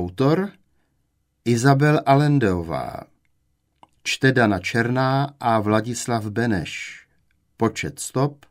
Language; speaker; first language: Czech; native; Czech